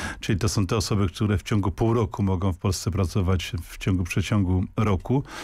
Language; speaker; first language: Polish; native; Polish